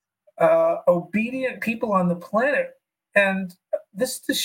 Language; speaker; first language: English; native; English